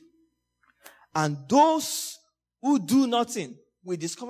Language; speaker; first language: English; non-native, local second language; Yoruba